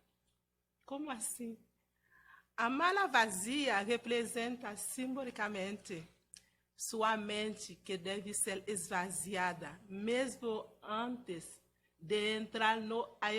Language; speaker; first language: Portuguese; non-native, fluent; Haitian Creole